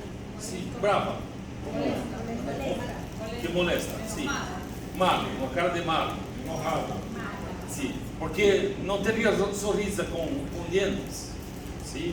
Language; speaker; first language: Spanish; non-native, learner; Portuguese